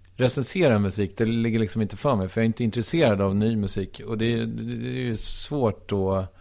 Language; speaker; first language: Swedish; native; Swedish